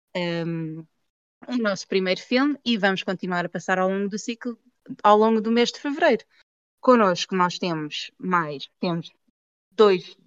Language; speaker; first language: Portuguese; native; Portuguese